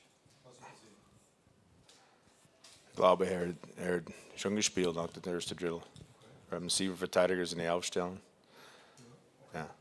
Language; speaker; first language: German; non-native, fluent; English